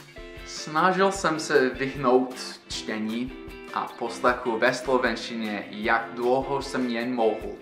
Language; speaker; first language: Czech; non-native, fluent; English